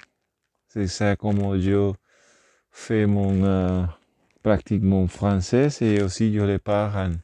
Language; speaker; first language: French; non-native, learner; Spanish